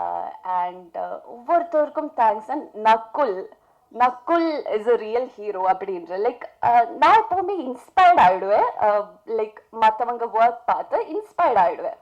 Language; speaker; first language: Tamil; non-native, fluent; Malayalam